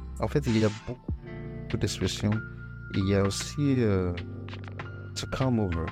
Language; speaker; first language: French; non-native, fluent; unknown